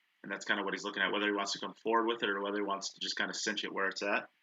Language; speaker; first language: English; native; English